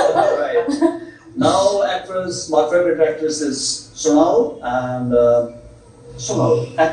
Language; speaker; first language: English; non-native, local second language; Bangla